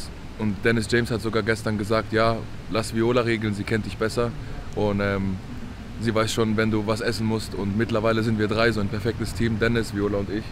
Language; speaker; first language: German; native; German